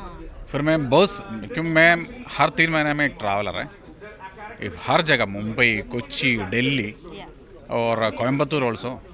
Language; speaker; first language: Hindi; non-native, local second language; Malayalam